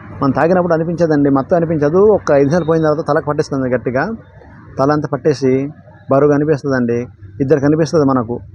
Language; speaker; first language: Telugu; non-native, local second language; Odia